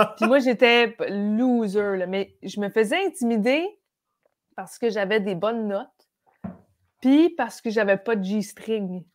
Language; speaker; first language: French; native; French